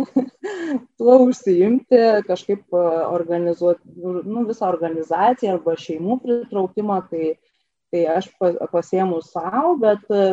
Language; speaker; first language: Lithuanian; native; Lithuanian